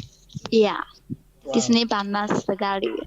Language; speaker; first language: Indonesian; non-native, fluent; Chinese